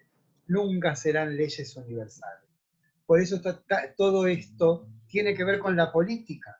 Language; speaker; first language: Spanish; native; Spanish